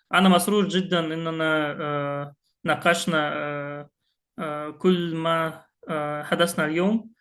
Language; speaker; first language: Arabic; non-native, fluent; Russian